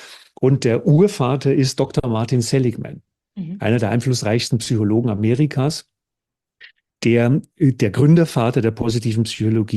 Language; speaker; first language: German; native; German